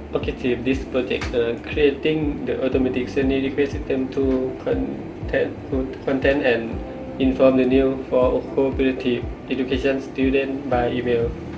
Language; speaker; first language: English; non-native, learner; Thai